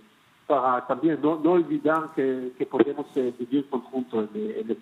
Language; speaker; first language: Spanish; non-native, fluent; Hebrew